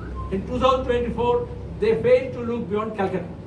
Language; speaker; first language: English; non-native, local second language; Bangla